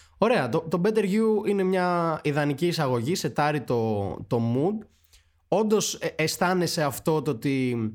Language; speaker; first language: Greek; native; Greek